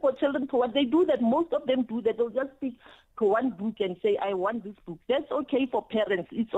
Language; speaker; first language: English; non-native, local second language; Tswana